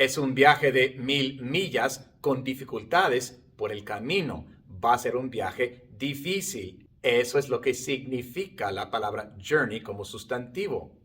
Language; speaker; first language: Spanish; non-native, fluent; English